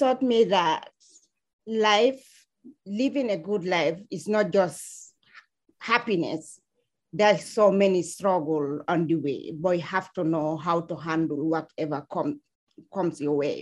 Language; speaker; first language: English; non-native, local second language; Fula